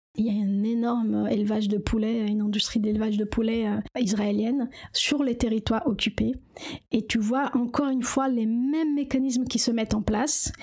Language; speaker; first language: French; non-native, fluent; Portuguese